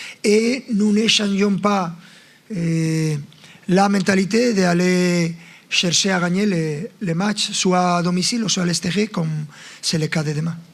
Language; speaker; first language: French; non-native, fluent; Spanish